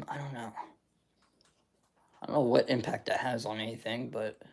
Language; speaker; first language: English; native; English